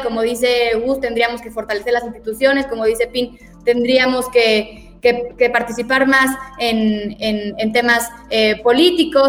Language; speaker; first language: Spanish; native; Spanish